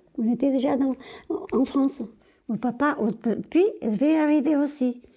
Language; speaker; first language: French; non-native, fluent; Portuguese